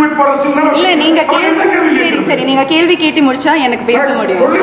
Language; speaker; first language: Tamil; non-native, fluent; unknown